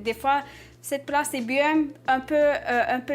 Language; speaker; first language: French; non-native, learner; Turkish